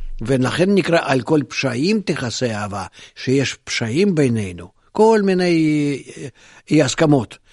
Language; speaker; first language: Hebrew; non-native, fluent; Russian